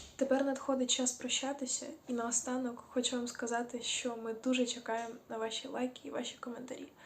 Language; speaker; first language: Ukrainian; native; Ukrainian